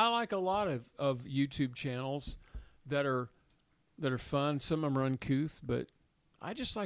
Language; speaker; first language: English; native; English